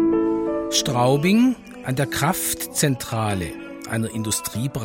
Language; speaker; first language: German; native; German